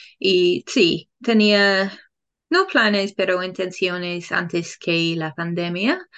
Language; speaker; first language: Spanish; non-native, learner; English